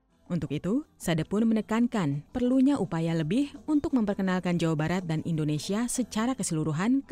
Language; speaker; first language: Indonesian; native; Indonesian